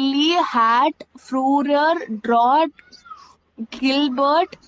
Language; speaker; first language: German; non-native, learner; Tamil